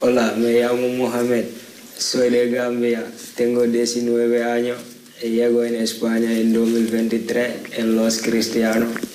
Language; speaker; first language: Spanish; non-native, learner; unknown